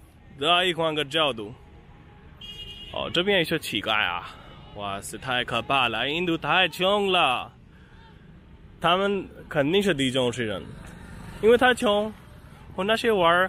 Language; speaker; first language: Chinese; non-native, fluent; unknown